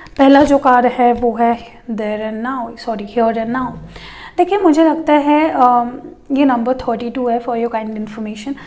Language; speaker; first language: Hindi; non-native, local second language; Marathi